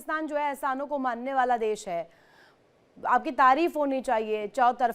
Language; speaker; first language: Hindi; native; Hindi